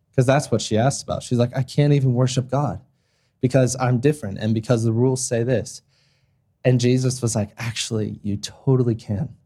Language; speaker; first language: English; native; English